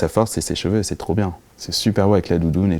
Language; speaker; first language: French; native; French